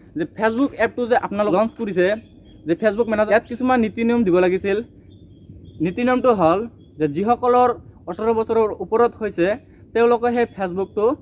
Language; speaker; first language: Assamese; non-native, local second language; Bangla